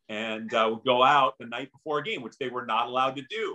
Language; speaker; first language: English; native; English